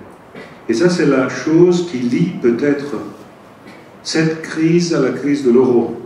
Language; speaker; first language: French; non-native, fluent; Italian